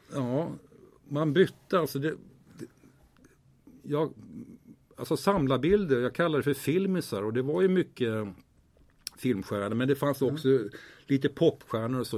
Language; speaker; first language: Swedish; native; Swedish